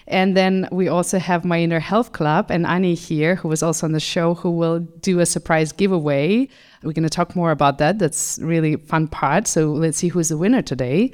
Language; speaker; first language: English; non-native, fluent; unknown